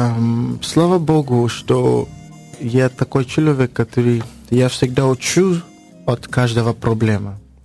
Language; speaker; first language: Russian; non-native, learner; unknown